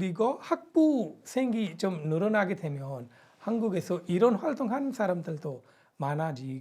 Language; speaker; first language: Korean; non-native, fluent; Punjabi